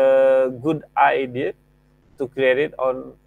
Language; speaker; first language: English; non-native, fluent; Indonesian